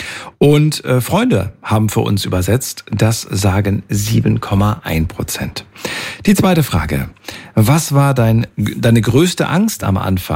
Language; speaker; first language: German; native; German